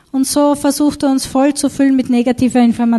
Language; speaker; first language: German; native; German